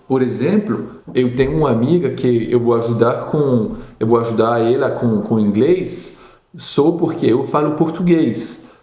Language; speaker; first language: Portuguese; non-native, fluent; French